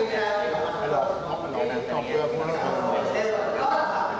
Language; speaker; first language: French; native; French